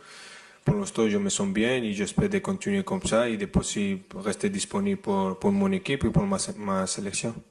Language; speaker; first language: French; non-native, fluent; Spanish